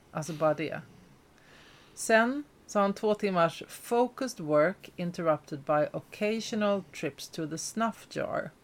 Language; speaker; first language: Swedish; native; Swedish